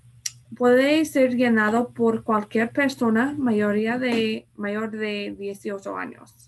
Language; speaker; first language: Spanish; non-native, fluent; English